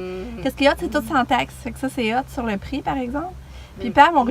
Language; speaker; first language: French; native; French